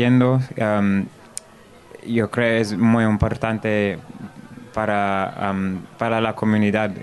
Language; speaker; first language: Spanish; non-native, learner; English